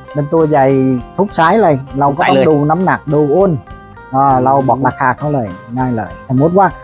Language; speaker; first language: Thai; non-native, learner; Vietnamese